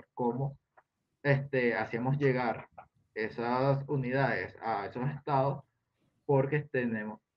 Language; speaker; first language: Spanish; native; Spanish